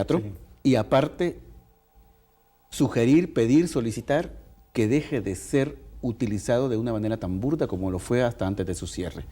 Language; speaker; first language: Spanish; native; Spanish